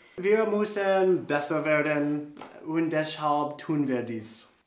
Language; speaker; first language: German; non-native, learner; English